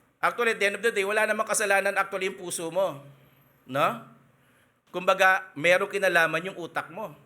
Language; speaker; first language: Filipino; native; Filipino